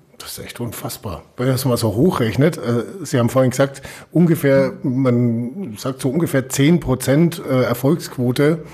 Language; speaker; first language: German; native; German